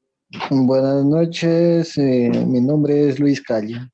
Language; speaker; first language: Spanish; native; Spanish